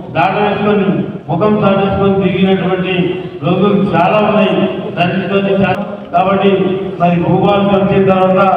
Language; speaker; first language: Telugu; native; Telugu